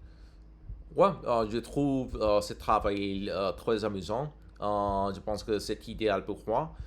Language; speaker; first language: French; non-native, learner; English